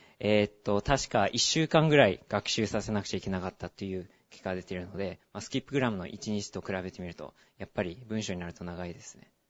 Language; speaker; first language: Japanese; early bilingual, heritage; Japanese